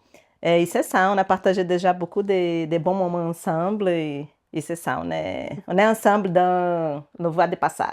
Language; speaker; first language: French; non-native, learner; Portuguese